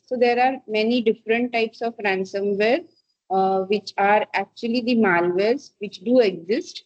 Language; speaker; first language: English; non-native, local second language; Marathi